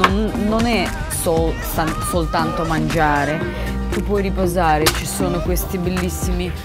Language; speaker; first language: Italian; non-native, fluent; Russian